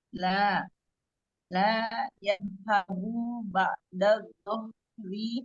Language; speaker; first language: Arabic; non-native, learner; Indonesian